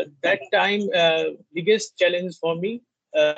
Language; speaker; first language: English; non-native, learner; Hindi